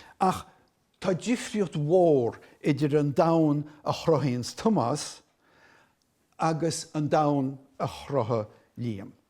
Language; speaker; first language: Irish; native; Irish